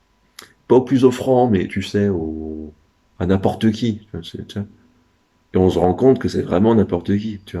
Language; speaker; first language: French; native; French